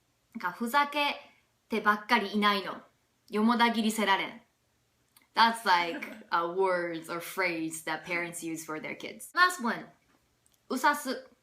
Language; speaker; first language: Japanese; native; Japanese